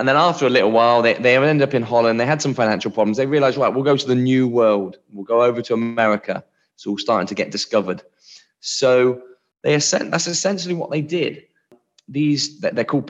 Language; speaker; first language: English; native; English